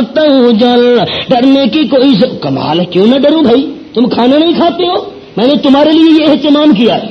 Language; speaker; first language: Urdu; non-native, local second language; Pashto